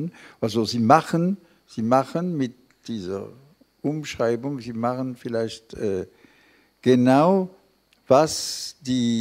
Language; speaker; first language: German; non-native, fluent; French